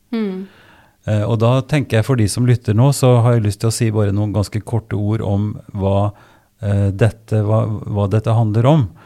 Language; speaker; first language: Norwegian; native; Norwegian